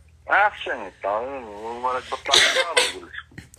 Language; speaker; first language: Arabic; native; Arabic